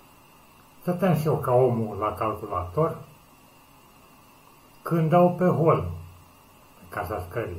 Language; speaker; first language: Romanian; native; Romanian